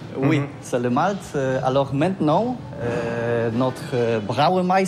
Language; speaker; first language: French; non-native, learner; Polish